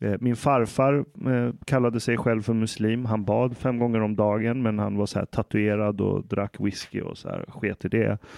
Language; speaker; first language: Swedish; early bilingual, other home language; Persian